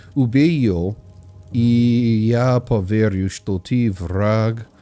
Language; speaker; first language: Russian; non-native, learner; English